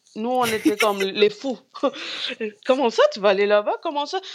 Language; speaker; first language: French; non-native, fluent; Spanish